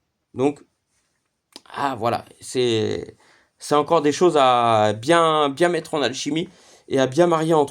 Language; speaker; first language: French; native; French